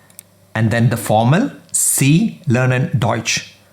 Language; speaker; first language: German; non-native, fluent; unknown